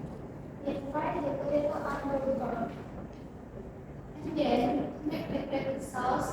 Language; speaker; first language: English; non-native, learner; Indonesian